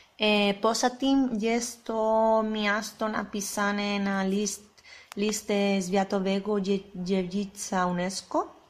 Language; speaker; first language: Polish; non-native, learner; Spanish